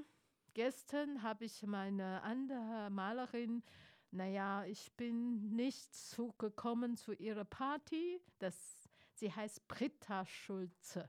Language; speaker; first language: German; non-native, fluent; Chinese